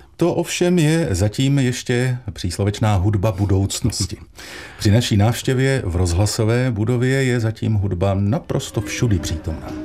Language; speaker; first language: Czech; native; Czech